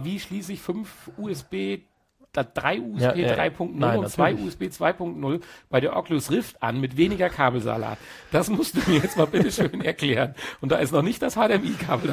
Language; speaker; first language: German; native; German